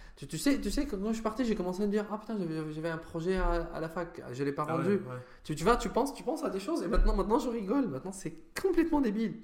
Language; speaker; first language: French; non-native, fluent; Arabic